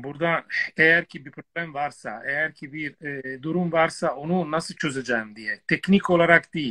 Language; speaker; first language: Turkish; non-native, fluent; Italian